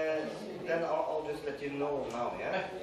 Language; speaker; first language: English; non-native, fluent; Norwegian